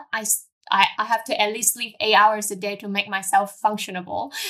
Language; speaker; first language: English; non-native, local second language; Cantonese